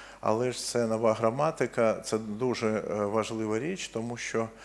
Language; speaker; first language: Ukrainian; non-native, local second language; Russian